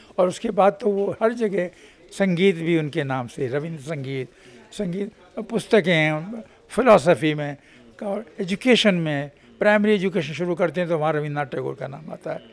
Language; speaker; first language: Hindi; native; Hindi